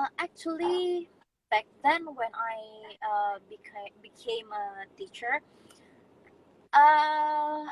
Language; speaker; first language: English; non-native, fluent; Indonesian